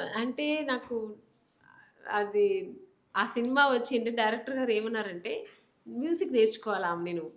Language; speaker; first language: Telugu; native; Telugu